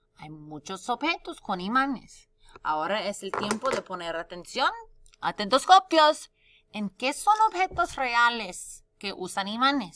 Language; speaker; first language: Spanish; non-native, fluent; English